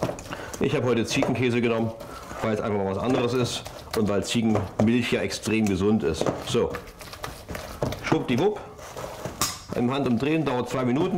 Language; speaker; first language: German; native; German